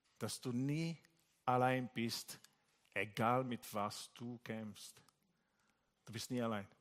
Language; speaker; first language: German; non-native, fluent; Italian